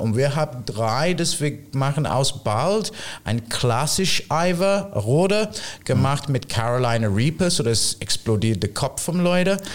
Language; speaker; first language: German; non-native, fluent; English